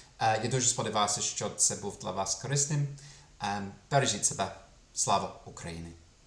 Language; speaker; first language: Ukrainian; non-native, fluent; English